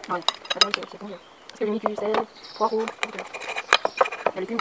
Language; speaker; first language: French; non-native, fluent; Chinese